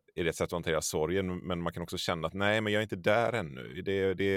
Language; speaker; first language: Swedish; native; Swedish